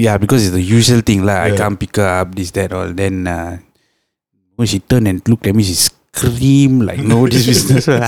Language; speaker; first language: English; non-native, local second language; Tamil